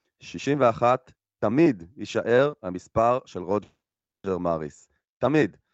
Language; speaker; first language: Hebrew; native; Hebrew